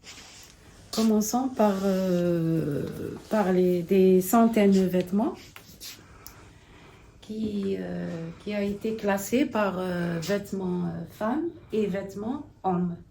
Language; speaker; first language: French; non-native, learner; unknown